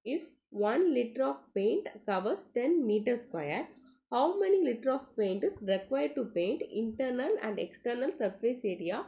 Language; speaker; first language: English; non-native, local second language; Tamil